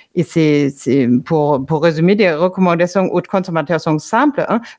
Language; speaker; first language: French; non-native, fluent; German